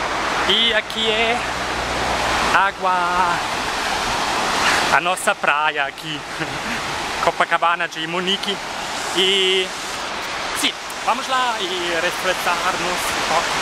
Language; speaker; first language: Portuguese; non-native, fluent; German